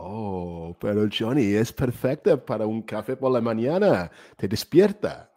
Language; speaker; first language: Spanish; non-native, fluent; English